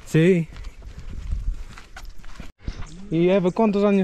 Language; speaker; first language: Spanish; non-native, learner; English